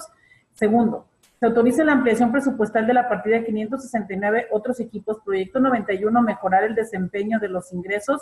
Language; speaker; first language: Spanish; native; Spanish